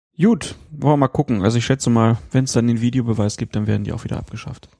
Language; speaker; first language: German; native; German